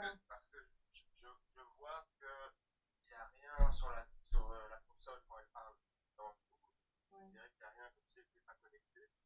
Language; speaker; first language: French; native; French